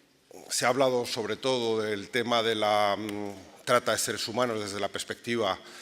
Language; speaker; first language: Spanish; native; Spanish